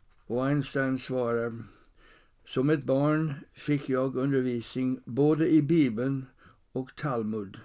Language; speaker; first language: Swedish; non-native, fluent; English